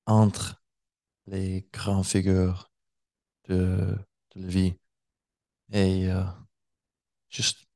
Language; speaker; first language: French; non-native, learner; English